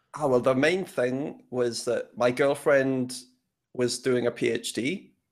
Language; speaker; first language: English; native; English